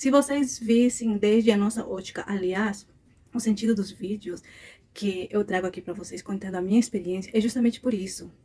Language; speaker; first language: Portuguese; non-native, fluent; Spanish